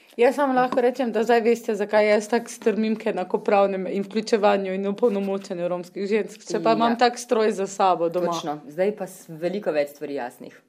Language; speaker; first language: Slovenian; non-native, fluent; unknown